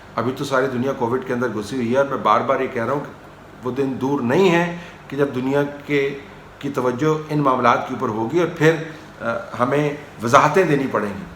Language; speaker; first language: Urdu; native; Urdu